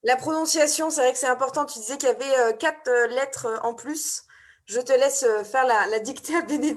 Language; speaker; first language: French; native; French